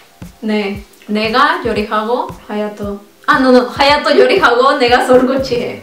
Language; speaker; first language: Korean; non-native, learner; Spanish